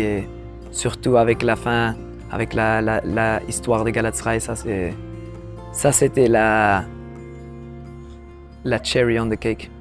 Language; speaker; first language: French; non-native, local second language; Dutch